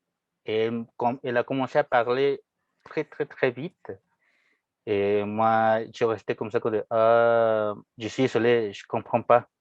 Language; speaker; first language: French; non-native, fluent; Spanish